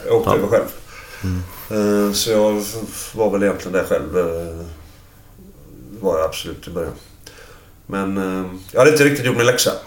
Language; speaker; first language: Swedish; native; Swedish